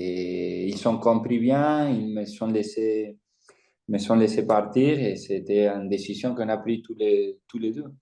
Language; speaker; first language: French; non-native, fluent; Spanish